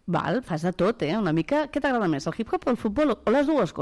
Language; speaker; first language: Catalan; native; Catalan